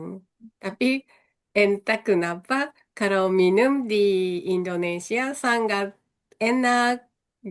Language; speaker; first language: Indonesian; non-native, learner; Japanese